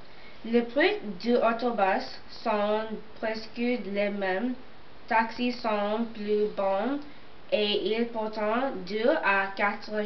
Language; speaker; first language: French; non-native, learner; English